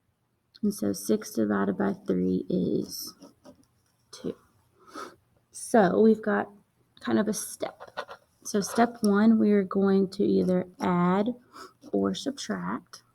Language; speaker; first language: English; native; English